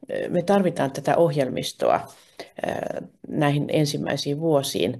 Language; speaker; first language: Finnish; native; Finnish